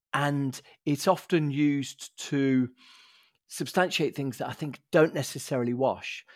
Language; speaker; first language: English; native; English